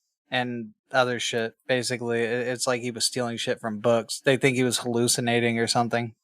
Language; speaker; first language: English; native; English